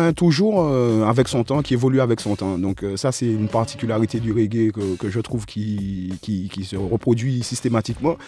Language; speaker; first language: French; native; French